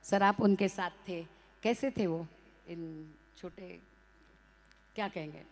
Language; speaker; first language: Hindi; non-native, local second language; Marathi